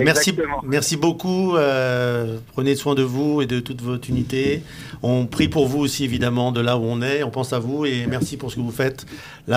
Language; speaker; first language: French; native; French